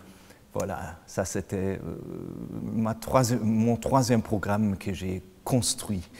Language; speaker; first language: French; non-native, fluent; German